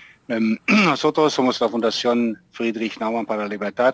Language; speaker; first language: Spanish; non-native, fluent; German